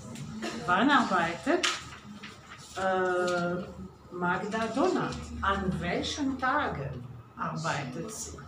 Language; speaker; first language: German; non-native, fluent; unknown